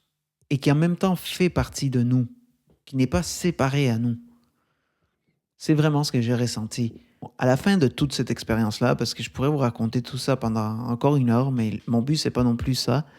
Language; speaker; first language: French; native; French